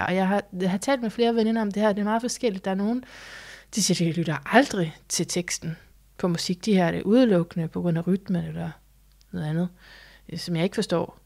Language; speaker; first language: Danish; native; Danish